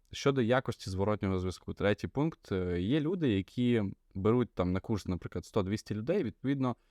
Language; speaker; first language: Ukrainian; non-native, local second language; Russian